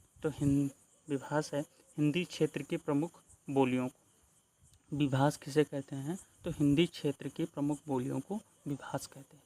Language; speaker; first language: Hindi; native; Hindi